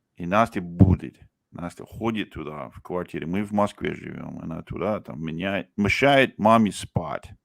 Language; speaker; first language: Russian; non-native, fluent; English